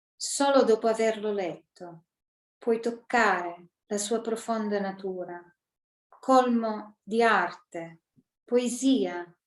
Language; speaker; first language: Italian; early bilingual, other home language; English